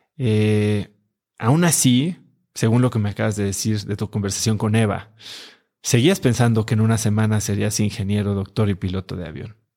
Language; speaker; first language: Spanish; native; Spanish